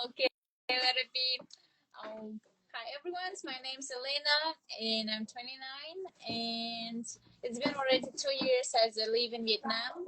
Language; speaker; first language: English; non-native, fluent; Russian